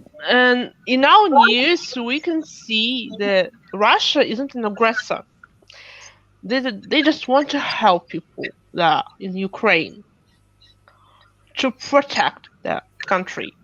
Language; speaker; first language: English; non-native, fluent; Russian